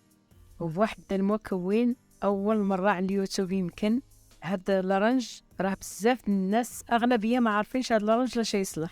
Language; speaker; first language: Arabic; native; Arabic